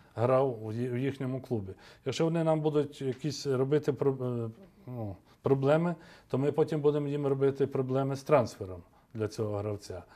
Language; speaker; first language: Ukrainian; native; Ukrainian